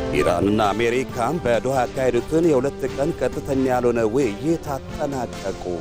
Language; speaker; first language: Amharic; native; Amharic